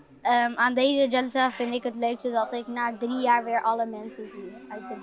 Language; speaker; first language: Dutch; early bilingual, other home language; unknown